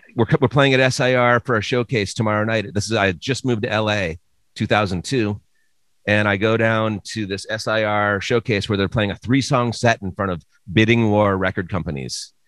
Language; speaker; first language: English; native; English